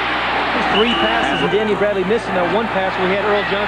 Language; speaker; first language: English; native; English